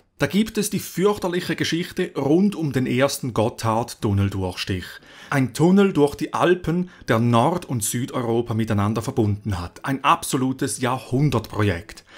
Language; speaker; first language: German; native; German